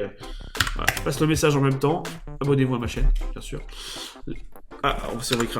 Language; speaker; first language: French; native; French